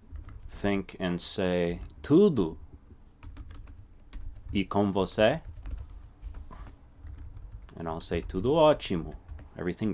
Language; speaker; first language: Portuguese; non-native, fluent; English